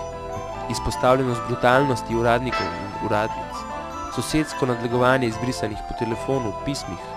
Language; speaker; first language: Slovenian; native; Slovenian